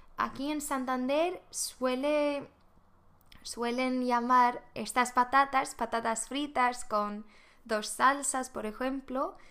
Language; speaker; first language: Spanish; non-native, fluent; Swedish